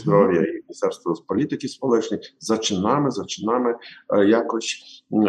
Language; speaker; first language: Polish; non-native, learner; Ukrainian